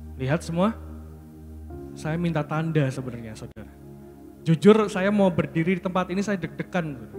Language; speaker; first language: Indonesian; native; Indonesian